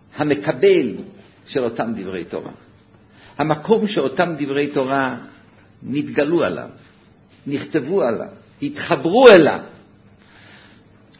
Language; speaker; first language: Hebrew; native; Hebrew